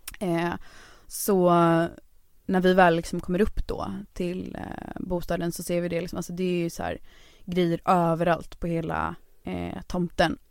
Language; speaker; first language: Swedish; native; Swedish